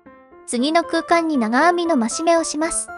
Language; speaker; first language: Japanese; native; Japanese